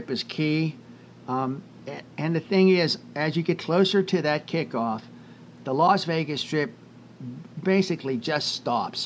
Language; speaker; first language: English; native; English